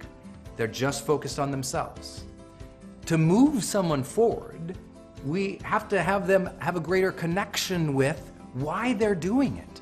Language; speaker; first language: English; native; English